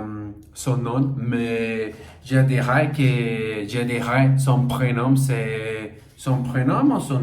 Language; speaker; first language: French; non-native, learner; Portuguese